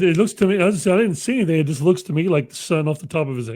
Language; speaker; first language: English; native; English